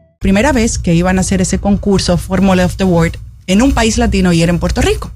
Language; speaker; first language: Spanish; native; Spanish